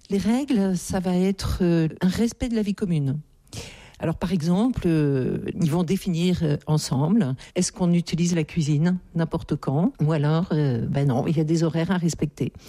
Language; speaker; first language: French; native; French